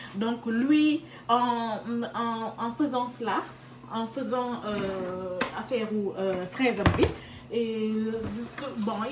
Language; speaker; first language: French; non-native, local second language; Wolof